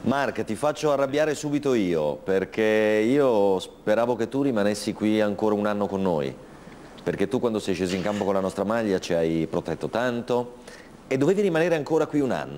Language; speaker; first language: Italian; native; Italian